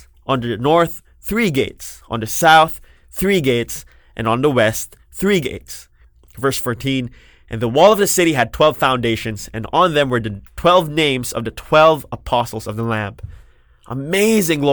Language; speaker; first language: English; non-native, local second language; Filipino